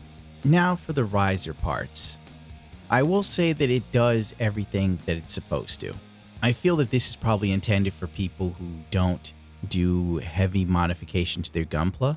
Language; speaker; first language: English; native; English